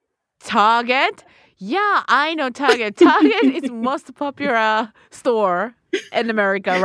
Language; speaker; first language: English; non-native, learner; Japanese